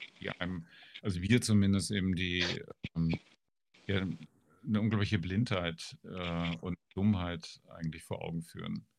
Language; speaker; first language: German; native; German